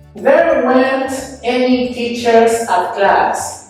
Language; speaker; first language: English; non-native, fluent; Spanish